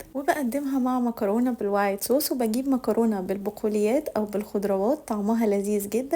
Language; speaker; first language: Arabic; native; Arabic